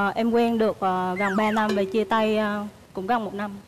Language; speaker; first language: Vietnamese; native; Vietnamese